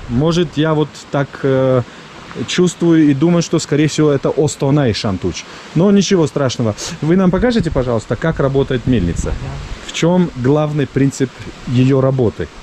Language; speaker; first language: Russian; non-native, local second language; Tajik